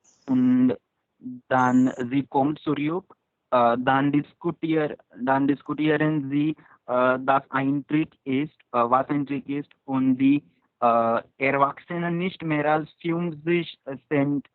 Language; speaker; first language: German; non-native, learner; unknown